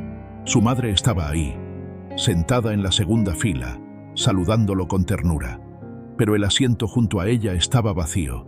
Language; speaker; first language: Spanish; native; Spanish